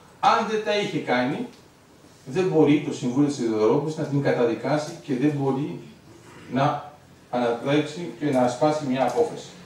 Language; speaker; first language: Greek; early bilingual, heritage; Greek